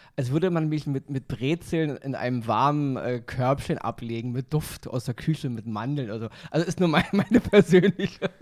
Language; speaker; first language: German; native; German